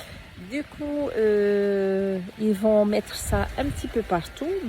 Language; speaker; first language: French; native; French